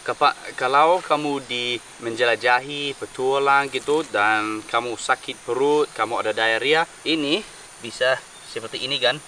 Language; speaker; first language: Indonesian; non-native, learner; English